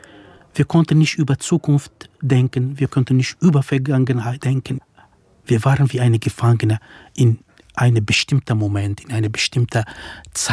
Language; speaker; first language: German; non-native, fluent; Kurdish